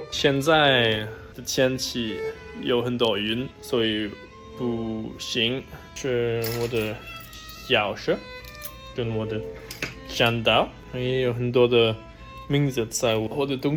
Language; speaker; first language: Chinese; non-native, learner; German